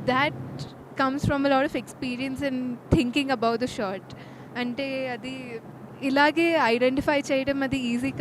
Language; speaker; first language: Telugu; non-native, fluent; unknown